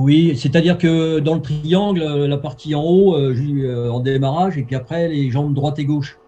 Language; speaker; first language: French; native; French